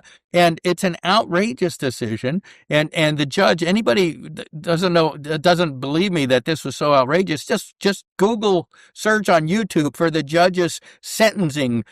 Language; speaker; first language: English; native; English